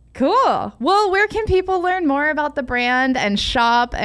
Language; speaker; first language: English; native; English